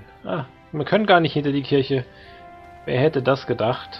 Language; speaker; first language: German; native; German